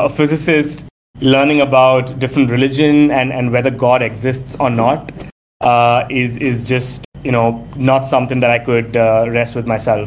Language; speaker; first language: English; non-native, local second language; Tamil